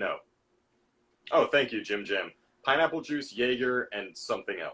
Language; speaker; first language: English; native; English